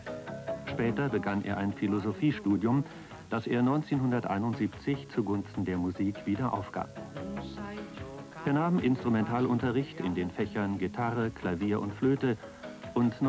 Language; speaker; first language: German; native; German